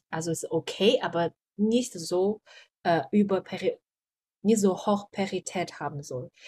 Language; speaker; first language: German; non-native, learner; Chinese